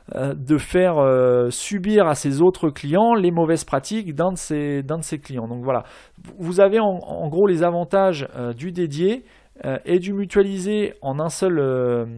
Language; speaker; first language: French; native; French